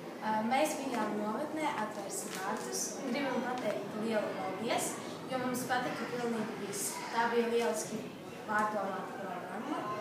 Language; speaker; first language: Latvian; non-native, local second language; Russian